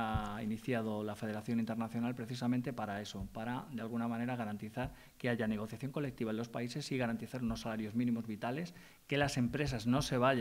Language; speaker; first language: Spanish; native; Spanish